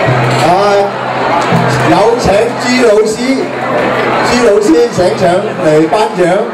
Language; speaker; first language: Chinese; early bilingual, heritage; Cantonese